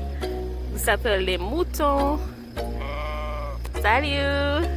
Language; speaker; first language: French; non-native, learner; English